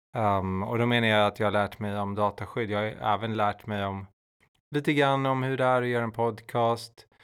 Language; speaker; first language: Swedish; native; Swedish